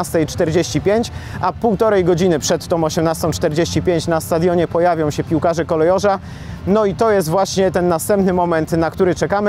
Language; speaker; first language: Polish; native; Polish